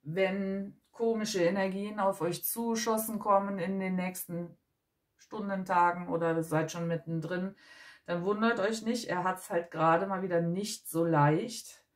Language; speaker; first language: German; native; German